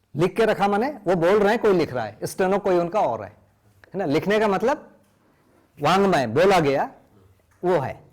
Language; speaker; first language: Hindi; non-native, local second language; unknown